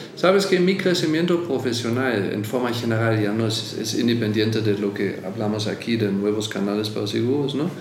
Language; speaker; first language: Spanish; non-native, fluent; German